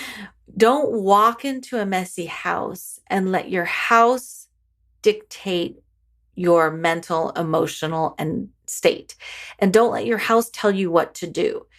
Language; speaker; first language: English; native; English